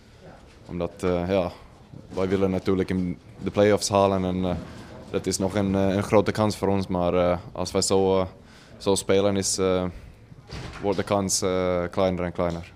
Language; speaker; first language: Dutch; non-native, fluent; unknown